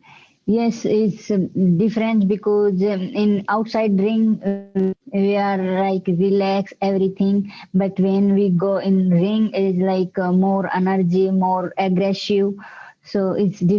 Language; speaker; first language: English; non-native, learner; Hindi